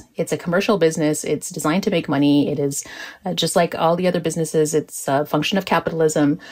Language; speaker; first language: English; native; English